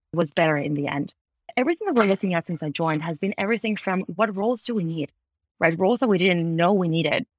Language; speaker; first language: English; non-native, fluent; Spanish